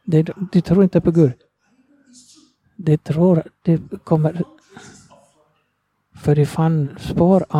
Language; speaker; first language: Swedish; non-native, fluent; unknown